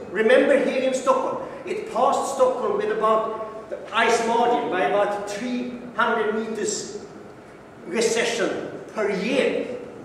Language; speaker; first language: English; non-native, fluent; Swedish